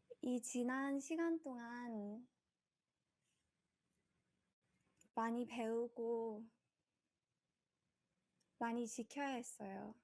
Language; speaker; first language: Korean; early bilingual, heritage; Korean